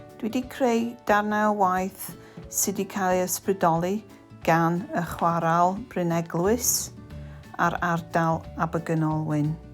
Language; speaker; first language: Welsh; non-native, local second language; English